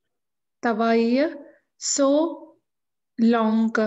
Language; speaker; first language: English; non-native, learner; French